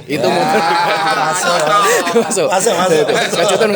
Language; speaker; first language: Indonesian; non-native, local second language; Javanese